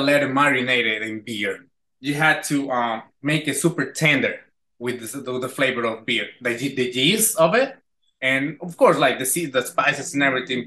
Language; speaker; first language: English; non-native, fluent; Spanish